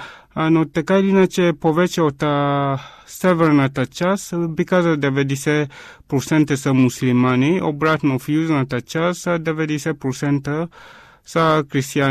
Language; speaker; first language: Bulgarian; non-native, fluent; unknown